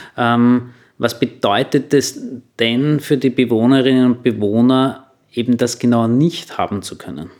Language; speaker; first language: German; native; German